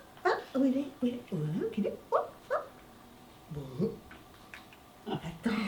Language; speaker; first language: French; native; French